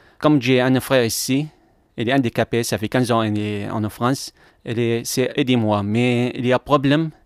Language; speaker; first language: French; non-native, learner; Arabic